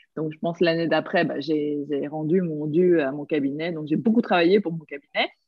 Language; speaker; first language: French; early bilingual, other home language; Korean